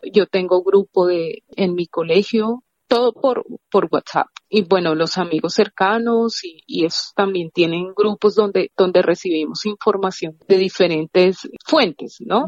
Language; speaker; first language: Spanish; native; Spanish